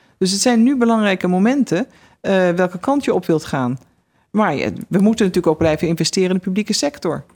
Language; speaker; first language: Dutch; native; Dutch